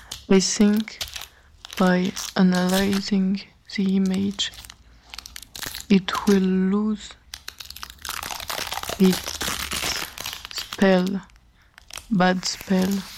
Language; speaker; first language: English; non-native, fluent; French